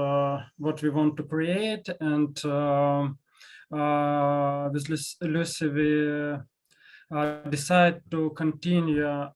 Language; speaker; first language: English; non-native, learner; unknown